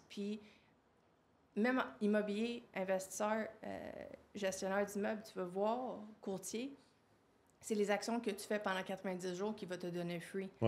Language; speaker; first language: French; native; French